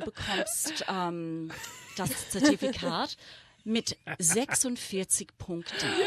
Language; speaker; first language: German; non-native, fluent; English